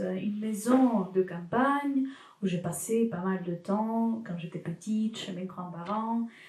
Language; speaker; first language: French; non-native, fluent; Ukrainian